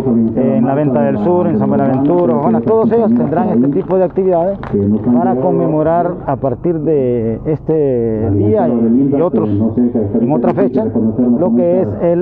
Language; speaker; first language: Spanish; native; Spanish